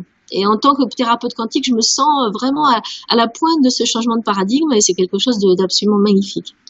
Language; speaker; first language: French; native; French